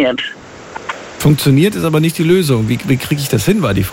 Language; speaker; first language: German; native; German